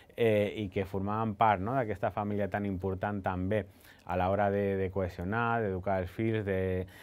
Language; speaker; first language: Catalan; non-native, local second language; Spanish